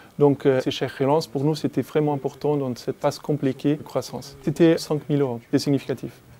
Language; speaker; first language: French; non-native, fluent; Portuguese